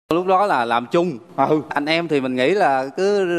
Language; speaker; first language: Vietnamese; native; Vietnamese